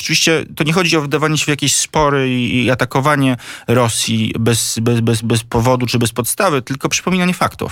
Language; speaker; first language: Polish; native; Polish